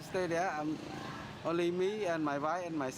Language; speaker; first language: English; non-native, learner; Khmer